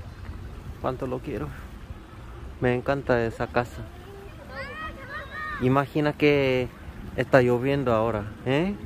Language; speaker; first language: Spanish; non-native, fluent; Korean